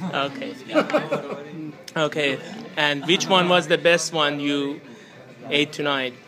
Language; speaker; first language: English; non-native, fluent; Persian